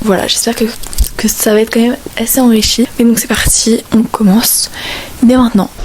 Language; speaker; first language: French; native; French